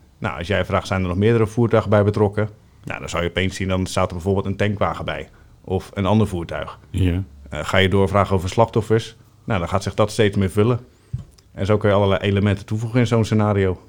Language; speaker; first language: Dutch; native; Dutch